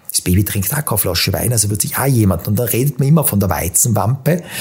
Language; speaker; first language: German; native; German